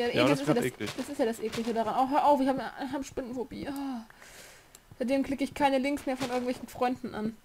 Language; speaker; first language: German; native; German